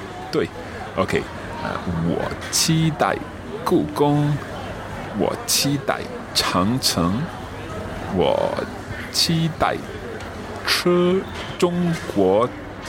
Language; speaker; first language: Chinese; non-native, learner; English